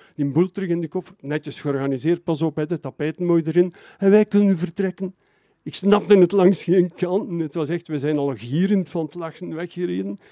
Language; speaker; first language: Dutch; native; Dutch